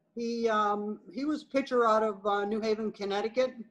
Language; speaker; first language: English; native; English